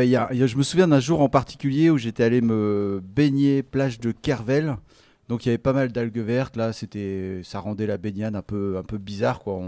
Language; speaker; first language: French; native; French